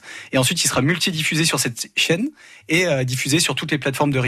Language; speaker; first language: French; native; French